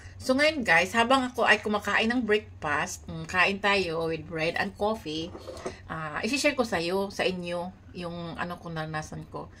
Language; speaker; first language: Filipino; native; Filipino